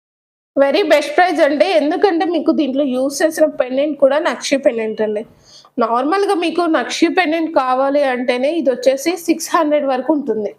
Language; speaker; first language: Telugu; native; Telugu